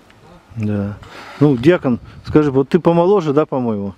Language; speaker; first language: Russian; native; Russian